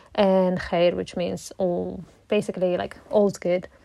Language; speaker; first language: English; non-native, fluent; Italian